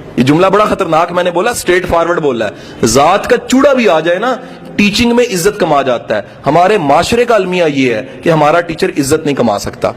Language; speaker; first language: Urdu; non-native, local second language; Punjabi